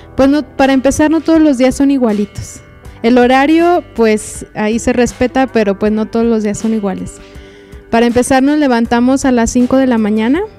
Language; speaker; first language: Spanish; native; Spanish